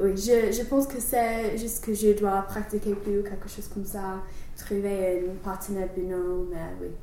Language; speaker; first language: French; non-native, learner; English